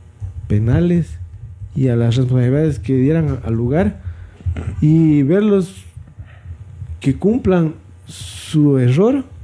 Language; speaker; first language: Spanish; native; Spanish